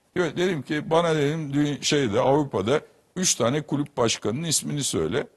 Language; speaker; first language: Turkish; native; Turkish